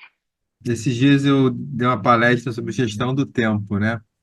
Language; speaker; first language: Portuguese; native; Portuguese